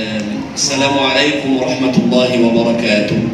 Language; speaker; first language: Arabic; native; Arabic